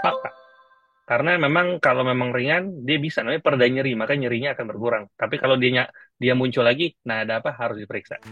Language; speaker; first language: Indonesian; native; Indonesian